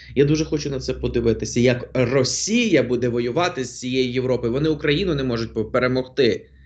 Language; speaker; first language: Ukrainian; non-native, local second language; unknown